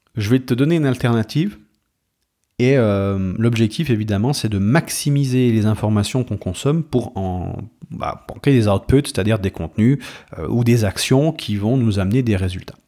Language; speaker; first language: French; native; French